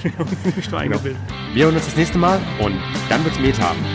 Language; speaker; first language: German; native; German